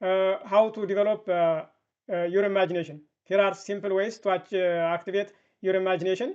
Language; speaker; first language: English; non-native, fluent; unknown